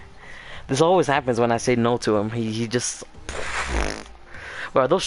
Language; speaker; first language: English; native; English